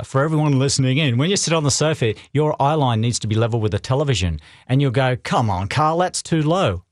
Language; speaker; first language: English; native; English